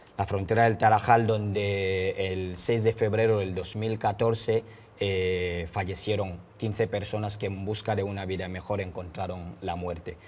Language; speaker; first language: Spanish; non-native, fluent; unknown